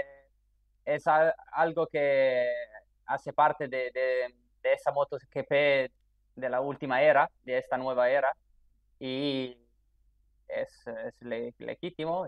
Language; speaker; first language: Spanish; non-native, fluent; Italian